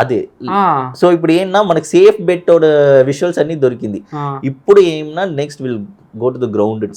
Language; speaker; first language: Telugu; early bilingual, heritage; Telugu